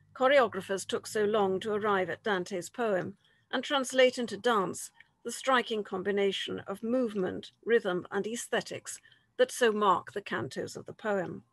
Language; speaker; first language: English; native; English